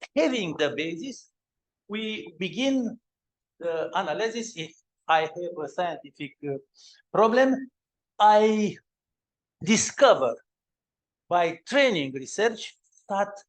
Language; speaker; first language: English; non-native, learner; Romanian